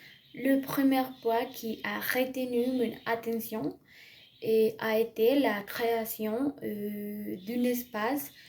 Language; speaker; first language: French; non-native, learner; Spanish